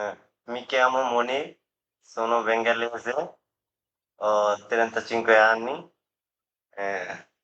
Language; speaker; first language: Italian; non-native, learner; Bangla